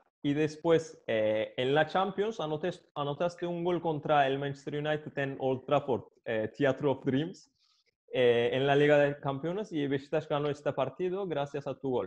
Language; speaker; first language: Spanish; non-native, fluent; Turkish